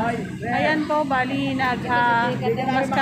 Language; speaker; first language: Filipino; native; Filipino